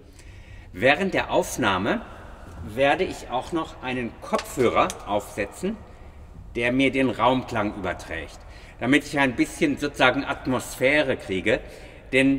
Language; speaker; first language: German; native; German